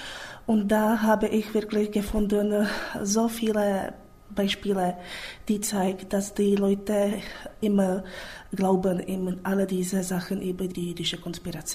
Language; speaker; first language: German; non-native, fluent; Czech